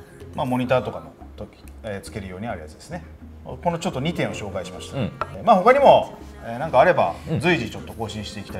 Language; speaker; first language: Japanese; native; Japanese